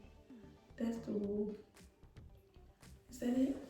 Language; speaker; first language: English; native; English